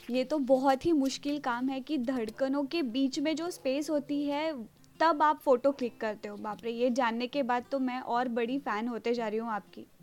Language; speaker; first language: Hindi; non-native, local second language; Marathi